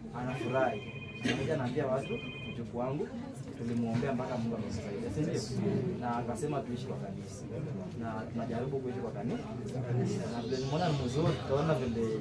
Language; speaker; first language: Swahili; non-native, local second language; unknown